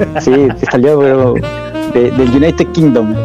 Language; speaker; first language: Spanish; native; Spanish